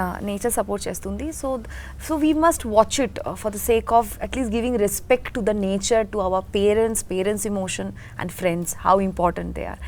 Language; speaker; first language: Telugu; non-native, learner; Bangla